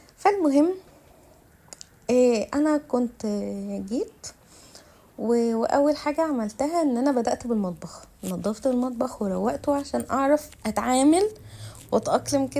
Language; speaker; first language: Arabic; native; Arabic